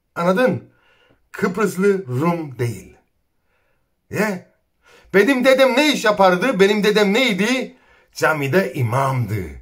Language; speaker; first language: Turkish; native; Turkish